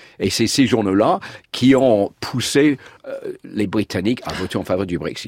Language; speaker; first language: French; non-native, fluent; English